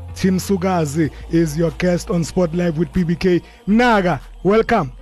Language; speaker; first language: English; non-native, local second language; Zulu